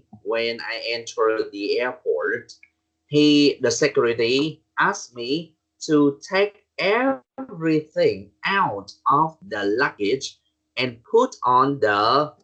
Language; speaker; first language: English; non-native, learner; Vietnamese